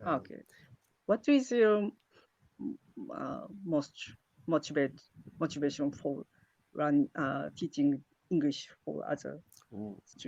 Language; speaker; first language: English; non-native, learner; Japanese